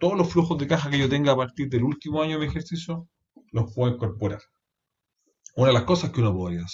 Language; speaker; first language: Spanish; native; Spanish